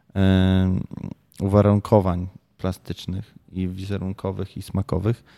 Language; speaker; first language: Polish; native; Polish